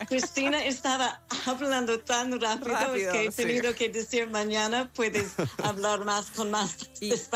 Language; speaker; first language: Spanish; non-native, fluent; English